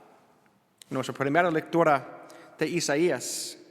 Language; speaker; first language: Spanish; non-native, learner; English